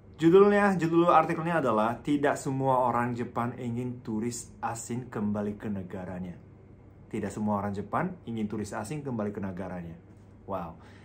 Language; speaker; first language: Indonesian; non-native, fluent; Japanese